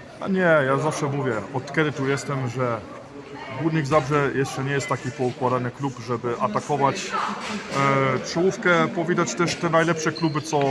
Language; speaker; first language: Polish; early bilingual, heritage; Polish